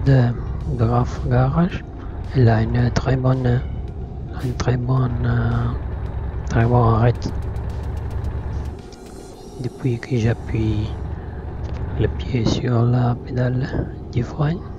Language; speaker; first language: French; non-native, learner; Italian